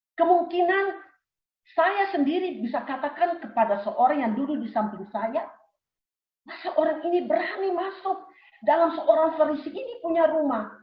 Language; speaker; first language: Indonesian; early bilingual, heritage; Indonesian